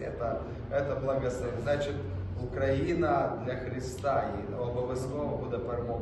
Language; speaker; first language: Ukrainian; non-native, local second language; Russian